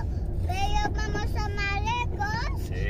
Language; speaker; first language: Spanish; early bilingual, other home language; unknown